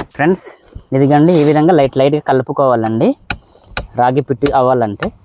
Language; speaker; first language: Telugu; non-native, local second language; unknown